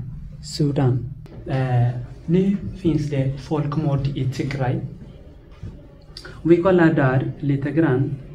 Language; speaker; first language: Swedish; non-native, fluent; Tigrinya